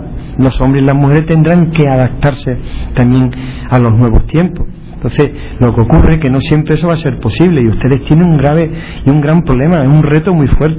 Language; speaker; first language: Spanish; native; Spanish